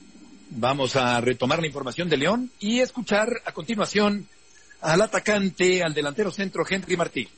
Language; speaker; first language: Spanish; native; Spanish